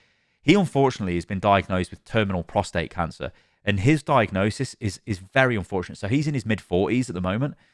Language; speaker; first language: English; native; English